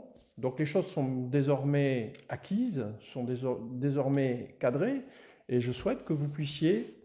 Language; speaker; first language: French; native; French